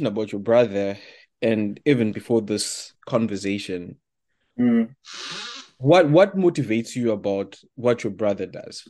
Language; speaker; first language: English; non-native, local second language; Shona